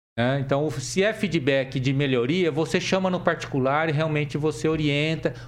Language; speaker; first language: Portuguese; native; Portuguese